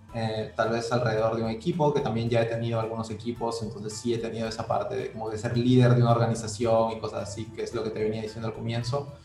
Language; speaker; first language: Spanish; native; Spanish